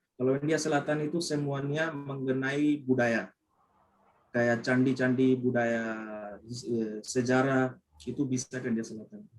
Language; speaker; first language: Indonesian; non-native, fluent; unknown